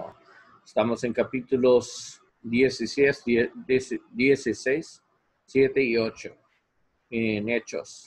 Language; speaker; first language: Spanish; non-native, learner; English